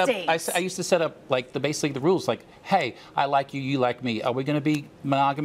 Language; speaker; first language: English; native; English